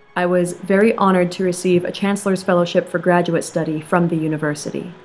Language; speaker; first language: English; native; English